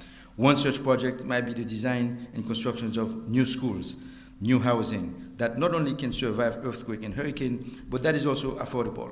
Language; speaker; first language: English; non-native, fluent; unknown